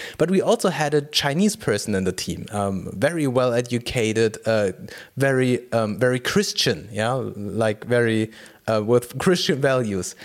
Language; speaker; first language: English; non-native, fluent; German